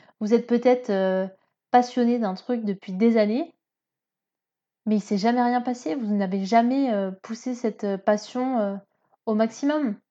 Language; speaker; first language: French; native; French